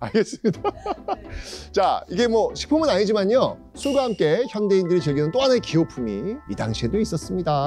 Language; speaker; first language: Korean; native; Korean